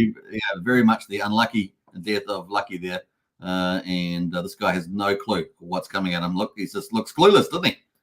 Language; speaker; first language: English; native; English